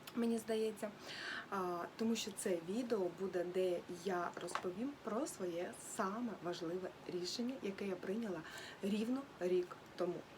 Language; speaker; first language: Ukrainian; native; Ukrainian